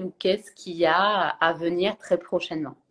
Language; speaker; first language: French; native; French